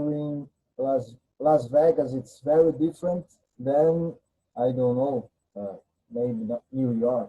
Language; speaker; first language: English; non-native, learner; Portuguese